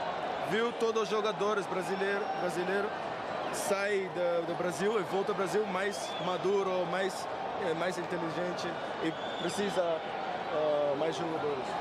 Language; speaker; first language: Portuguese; non-native, learner; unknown